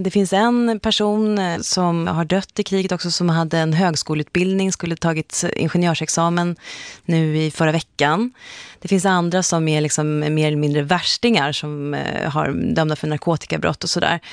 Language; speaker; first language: Swedish; native; Swedish